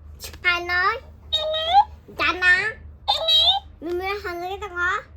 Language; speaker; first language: Vietnamese; non-native, learner; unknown